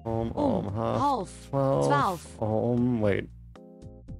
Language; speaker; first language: Dutch; non-native, learner; English